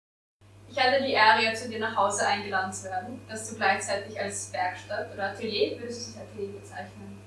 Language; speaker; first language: German; native; German